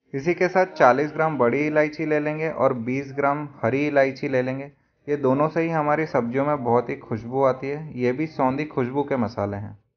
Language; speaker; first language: Hindi; native; Hindi